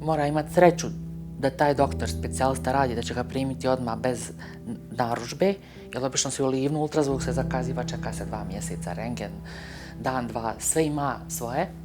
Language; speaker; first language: Bosnian; native; Bosnian